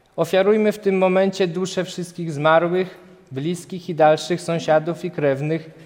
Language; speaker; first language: Polish; native; Polish